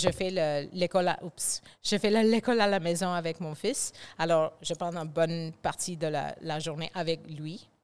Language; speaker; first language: French; non-native, fluent; English